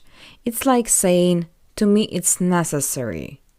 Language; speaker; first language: English; non-native, fluent; Russian